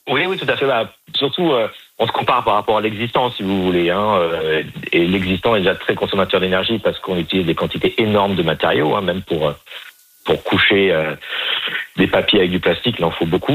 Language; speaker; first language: French; native; French